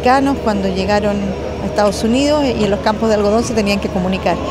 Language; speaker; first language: Spanish; native; Spanish